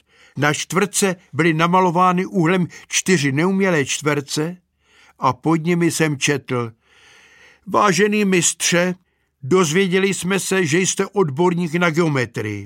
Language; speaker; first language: Czech; native; Czech